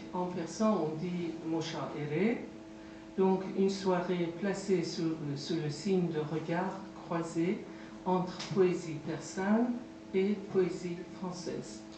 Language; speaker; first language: French; non-native, fluent; Persian